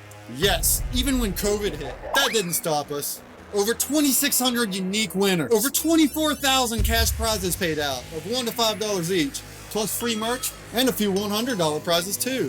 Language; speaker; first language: English; native; English